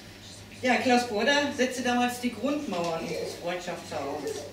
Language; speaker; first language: German; native; German